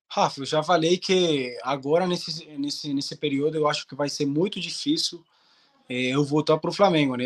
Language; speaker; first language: Portuguese; non-native, fluent; Spanish